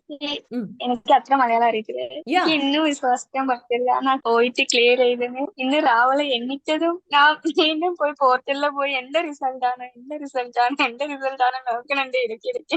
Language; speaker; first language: Malayalam; early bilingual, heritage; Malayalam